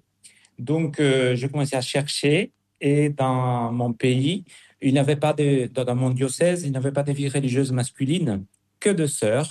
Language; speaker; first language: French; non-native, fluent; Spanish